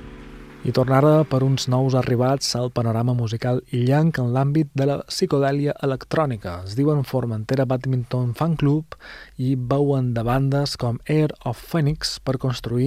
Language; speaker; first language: Catalan; native; Catalan